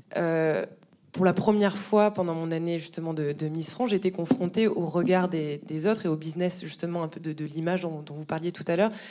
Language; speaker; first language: French; native; French